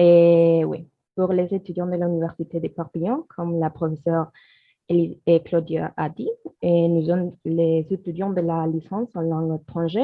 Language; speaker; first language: French; non-native, learner; Spanish